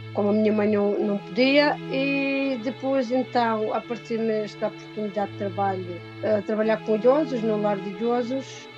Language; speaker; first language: Portuguese; native; Portuguese